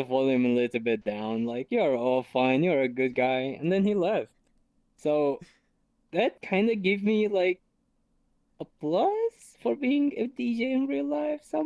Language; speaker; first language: English; non-native, fluent; Arabic